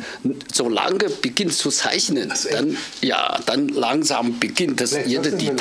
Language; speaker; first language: German; non-native, learner; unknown